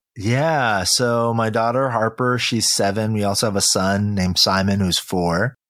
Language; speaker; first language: English; early bilingual, other home language; Korean